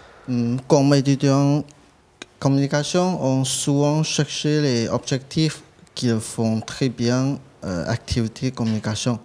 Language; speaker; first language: French; non-native, learner; Chinese